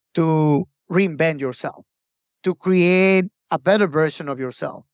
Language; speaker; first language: English; non-native, fluent; Spanish